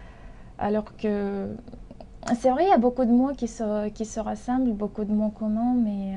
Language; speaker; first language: French; non-native, fluent; Russian